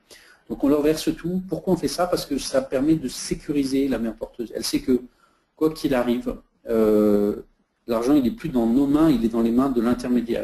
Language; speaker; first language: French; native; French